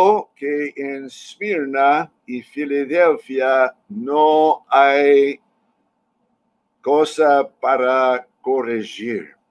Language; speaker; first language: Spanish; non-native, fluent; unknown